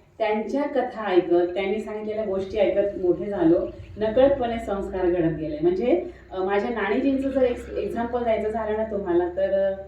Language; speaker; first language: Marathi; non-native, local second language; Marwari